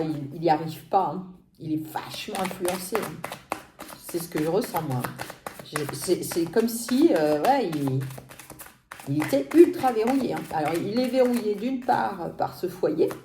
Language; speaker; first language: French; native; French